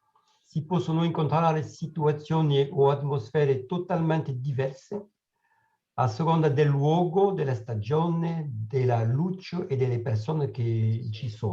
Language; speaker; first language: Italian; non-native, learner; French